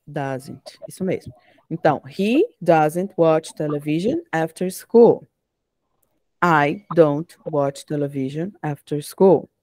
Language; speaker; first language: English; non-native, fluent; Portuguese